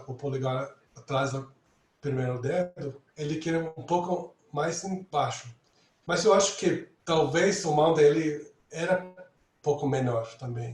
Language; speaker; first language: Portuguese; non-native, fluent; English